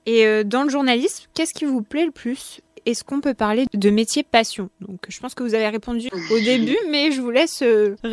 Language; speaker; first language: French; native; French